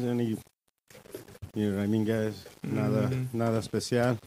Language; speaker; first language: English; early bilingual, other home language; Spanish